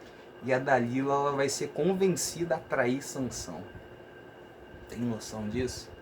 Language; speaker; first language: Portuguese; native; Portuguese